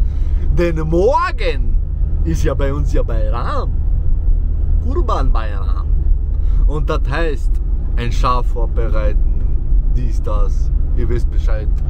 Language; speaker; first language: German; early bilingual, other home language; Albanian